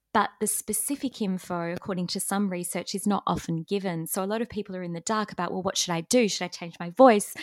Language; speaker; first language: English; native; English